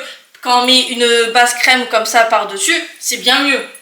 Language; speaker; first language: French; native; French